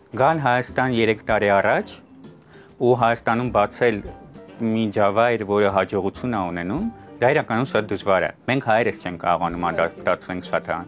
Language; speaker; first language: Armenian; native; Armenian